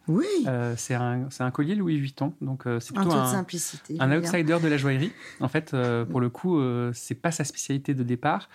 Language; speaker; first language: French; native; French